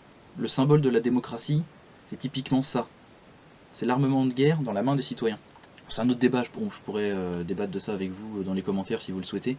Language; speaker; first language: French; native; French